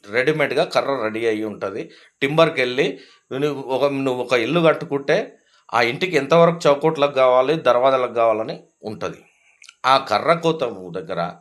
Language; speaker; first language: Telugu; native; Telugu